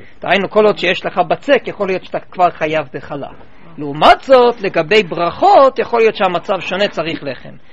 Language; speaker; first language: Hebrew; non-native, fluent; English